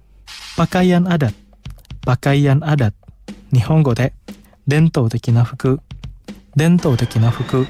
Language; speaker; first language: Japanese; non-native, fluent; Indonesian